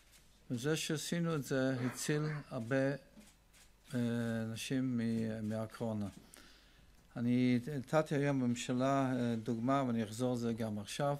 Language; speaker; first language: Hebrew; non-native, fluent; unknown